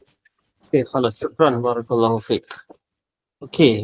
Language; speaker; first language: Arabic; non-native, fluent; Malay